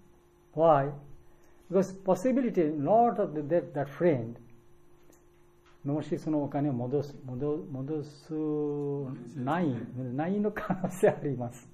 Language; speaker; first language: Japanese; non-native, fluent; Bangla